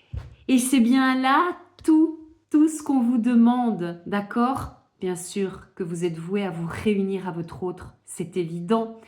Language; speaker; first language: French; native; French